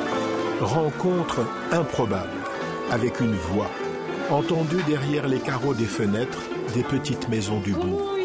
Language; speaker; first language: French; native; French